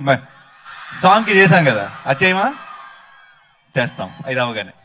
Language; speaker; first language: Telugu; native; Telugu